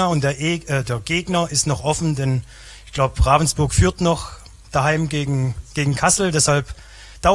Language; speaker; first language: German; native; German